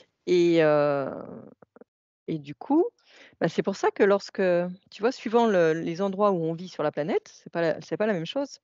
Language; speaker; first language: French; native; French